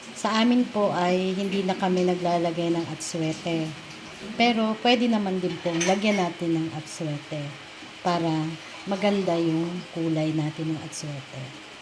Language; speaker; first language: Filipino; non-native, local second language; Bikol